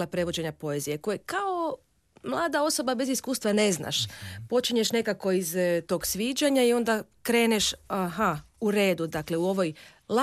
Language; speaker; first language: Croatian; non-native, local second language; Hungarian